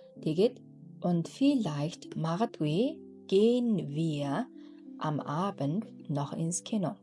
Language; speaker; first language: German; non-native, fluent; Mongolian